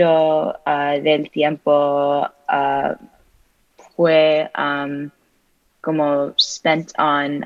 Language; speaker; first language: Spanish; non-native, learner; English